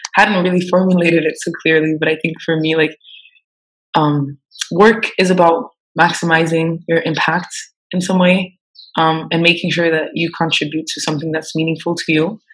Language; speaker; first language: English; non-native, fluent; French